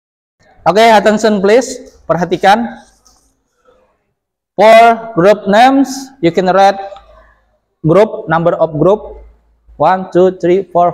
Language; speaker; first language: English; non-native, local second language; Indonesian